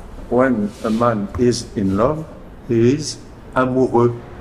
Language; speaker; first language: English; non-native, learner; French